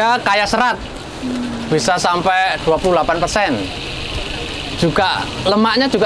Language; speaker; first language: Indonesian; native; Indonesian